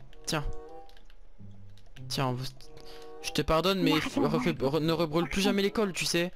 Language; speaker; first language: French; native; French